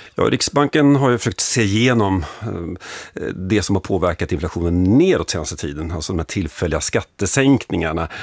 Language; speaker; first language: Swedish; native; Swedish